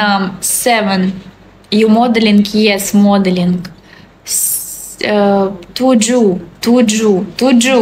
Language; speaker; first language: English; non-native, learner; Russian